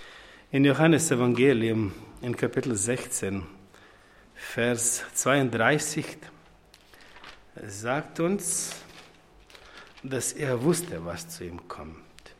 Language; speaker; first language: German; non-native, fluent; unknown